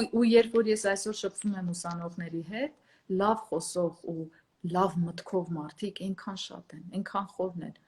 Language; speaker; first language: Armenian; native; Armenian